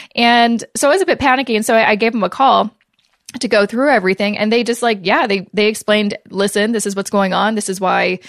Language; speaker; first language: English; native; English